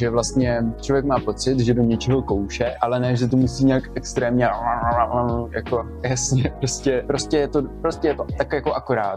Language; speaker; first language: Czech; native; Czech